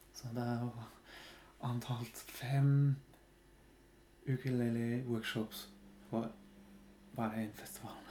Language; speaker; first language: Norwegian; non-native, fluent; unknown